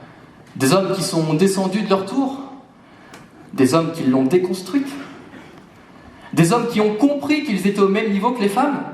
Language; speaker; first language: French; native; French